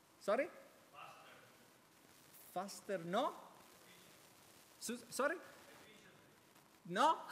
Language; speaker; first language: English; non-native, learner; Italian